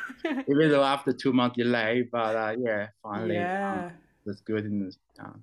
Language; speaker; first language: English; non-native, fluent; Chinese